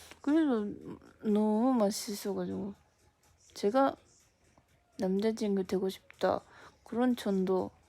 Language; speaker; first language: Korean; non-native, fluent; Japanese